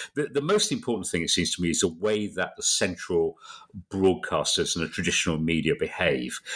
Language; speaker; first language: English; native; English